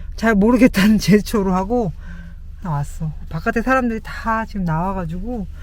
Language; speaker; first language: Korean; native; Korean